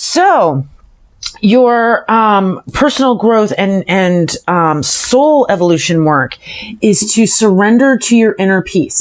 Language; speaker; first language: English; native; English